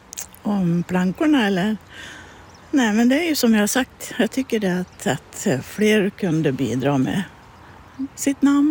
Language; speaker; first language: Swedish; native; Swedish